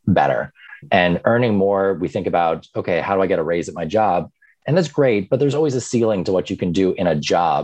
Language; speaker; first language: English; native; English